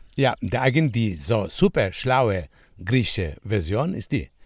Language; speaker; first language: German; non-native, fluent; Greek